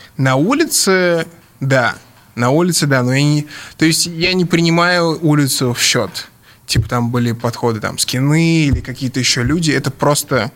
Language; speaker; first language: Russian; early bilingual, other home language; English